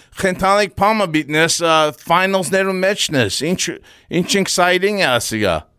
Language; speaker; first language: English; early bilingual, other home language; Armenian